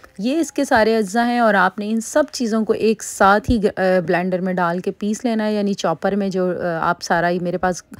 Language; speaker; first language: Urdu; native; Urdu